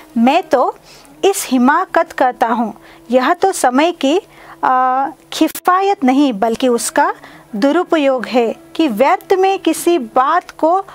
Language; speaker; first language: Hindi; non-native, local second language; Kannada